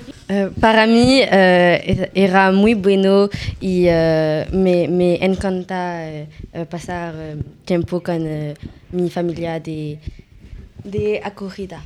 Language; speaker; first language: Spanish; non-native, learner; French